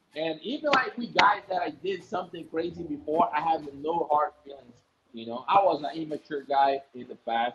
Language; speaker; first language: English; non-native, fluent; Portuguese